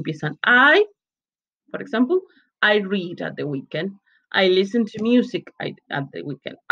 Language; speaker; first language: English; non-native, fluent; Spanish